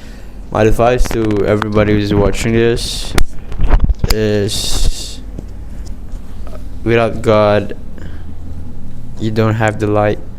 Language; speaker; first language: English; non-native, fluent; Indonesian